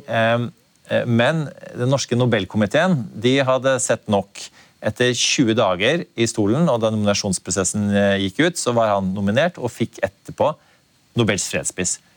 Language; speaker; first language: Norwegian; native; Norwegian